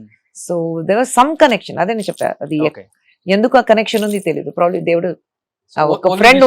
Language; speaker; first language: Telugu; non-native, fluent; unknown